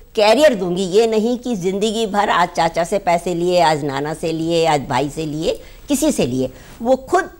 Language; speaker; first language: Hindi; native; Hindi